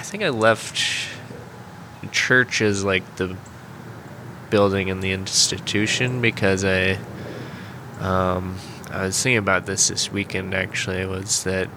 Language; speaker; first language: English; native; English